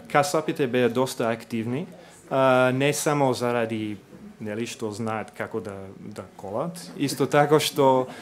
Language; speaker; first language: Macedonian; non-native, fluent; English